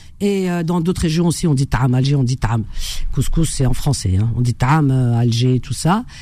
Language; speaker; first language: French; native; French